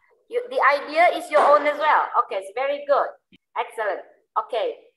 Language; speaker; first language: English; non-native, learner; Indonesian